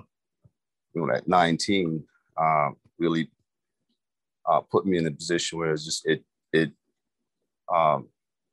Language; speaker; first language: English; early bilingual, other home language; Khmer